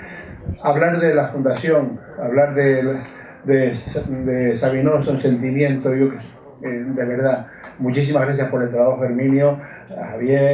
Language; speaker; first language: Spanish; native; Spanish